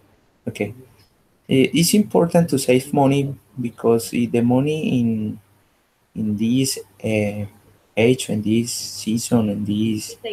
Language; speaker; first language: English; non-native, learner; Spanish